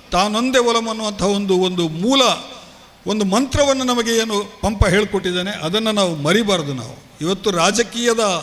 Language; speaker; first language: Kannada; non-native, local second language; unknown